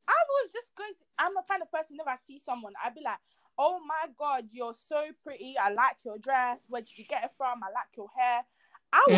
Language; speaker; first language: English; non-native, local second language; Yoruba